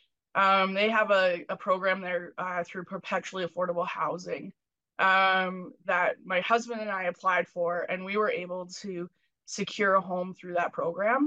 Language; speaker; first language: English; native; English